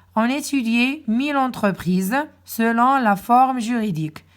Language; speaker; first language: French; non-native, local second language; Arabic